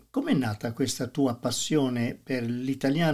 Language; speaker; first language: Italian; native; Italian